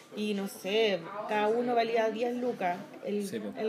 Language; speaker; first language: Spanish; native; Spanish